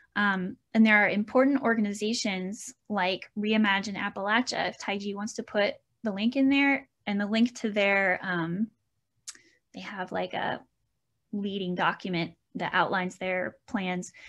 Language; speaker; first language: English; native; English